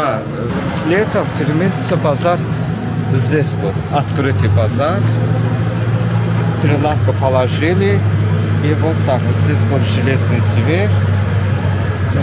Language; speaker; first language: Russian; non-native, local second language; Azerbaijani